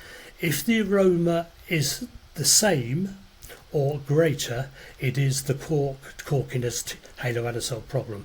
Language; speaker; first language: English; native; English